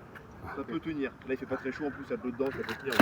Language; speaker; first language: French; native; French